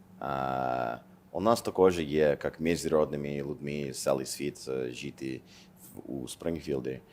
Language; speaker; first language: Ukrainian; non-native, learner; English